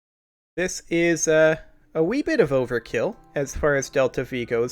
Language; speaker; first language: English; native; English